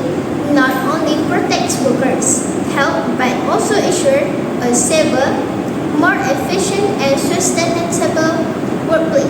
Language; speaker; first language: English; non-native, learner; Malay